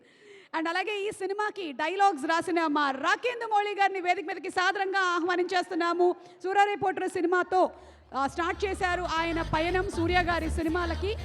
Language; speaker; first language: Telugu; native; Telugu